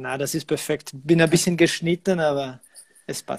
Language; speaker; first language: German; non-native, local second language; French